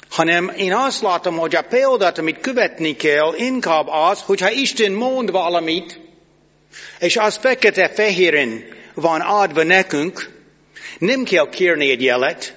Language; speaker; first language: Hungarian; non-native, fluent; English